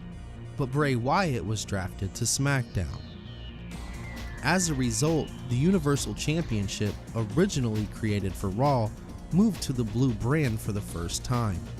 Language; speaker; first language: English; native; English